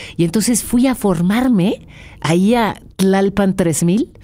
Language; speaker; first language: Spanish; native; Spanish